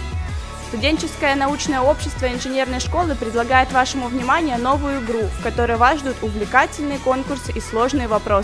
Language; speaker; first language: Russian; native; Russian